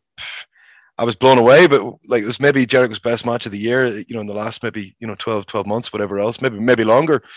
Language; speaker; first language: English; native; English